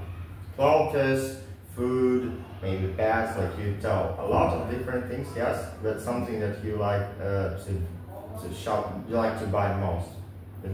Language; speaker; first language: English; non-native, learner; Vietnamese